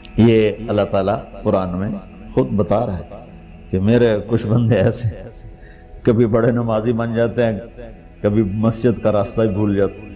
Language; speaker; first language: Urdu; non-native, local second language; Punjabi